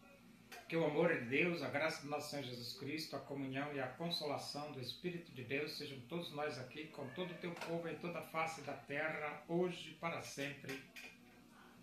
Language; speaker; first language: Portuguese; native; Portuguese